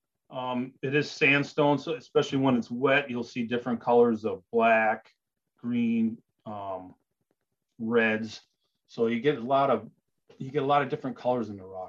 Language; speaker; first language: English; native; English